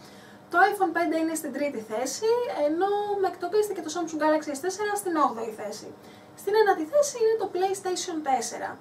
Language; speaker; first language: Greek; native; Greek